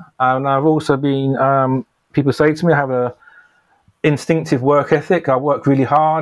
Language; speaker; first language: English; native; English